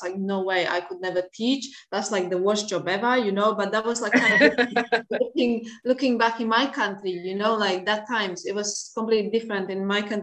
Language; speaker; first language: English; non-native, fluent; Latvian